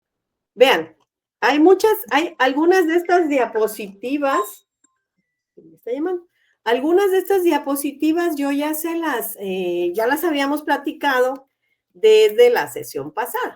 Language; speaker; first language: Spanish; native; Spanish